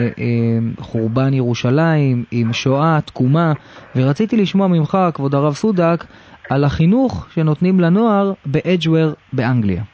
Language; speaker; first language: Hebrew; native; Hebrew